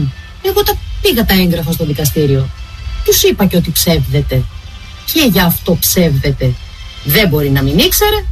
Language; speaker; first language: Greek; native; Greek